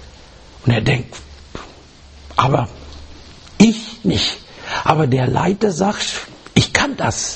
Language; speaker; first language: German; non-native, learner; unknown